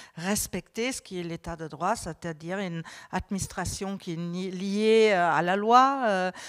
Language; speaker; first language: French; non-native, fluent; German